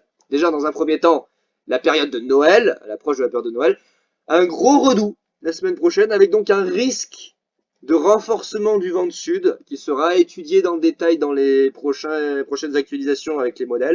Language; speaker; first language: French; native; French